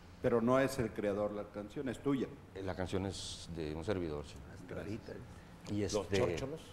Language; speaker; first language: Spanish; native; Spanish